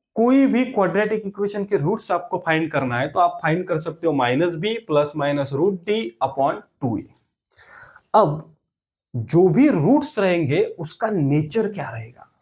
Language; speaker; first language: Hindi; non-native, local second language; Marathi